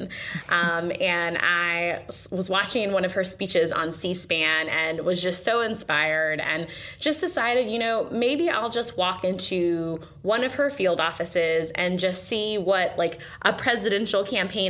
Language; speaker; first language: English; native; English